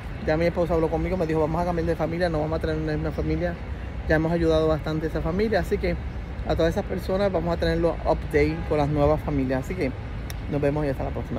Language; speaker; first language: Spanish; native; Spanish